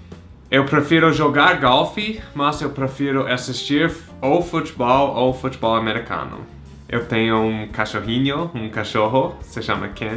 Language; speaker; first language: Portuguese; non-native, fluent; English